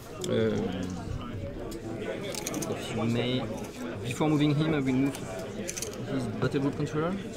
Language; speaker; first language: English; non-native, learner; French